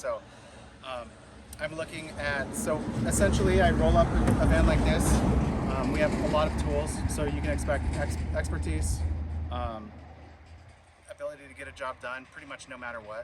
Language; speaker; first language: English; native; English